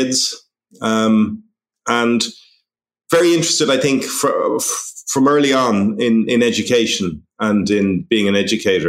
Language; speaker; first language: English; native; English